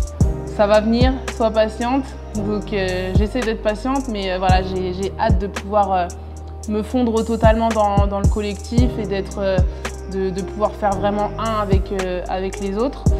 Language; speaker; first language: French; native; French